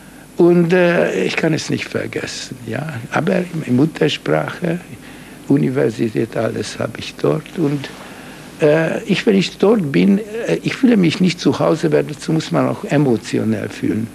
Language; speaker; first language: German; non-native, fluent; Hungarian